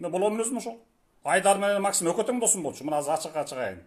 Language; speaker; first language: Kyrgyz; native; Kyrgyz